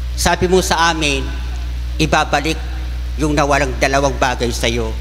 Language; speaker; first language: Filipino; non-native, local second language; Bikol